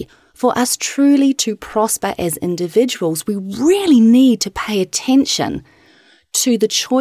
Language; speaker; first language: English; native; English